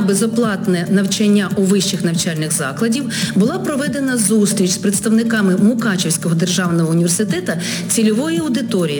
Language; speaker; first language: Ukrainian; native; Ukrainian